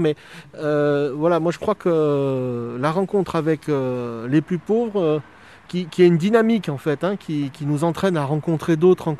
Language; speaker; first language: French; native; French